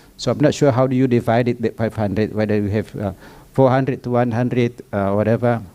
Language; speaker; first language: English; non-native, fluent; Indonesian